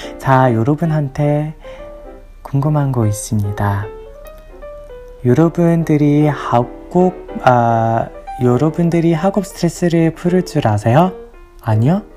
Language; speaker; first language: Korean; non-native, learner; English